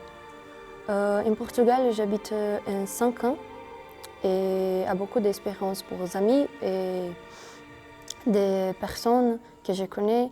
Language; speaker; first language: French; non-native, learner; Portuguese